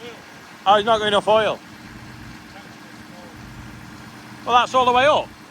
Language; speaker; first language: English; native; English